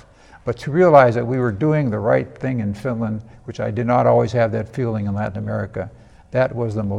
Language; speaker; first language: English; native; English